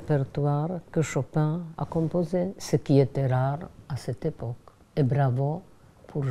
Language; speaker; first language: French; non-native, fluent; Polish